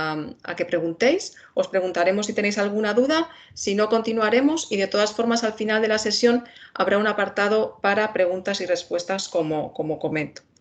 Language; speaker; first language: Spanish; native; Spanish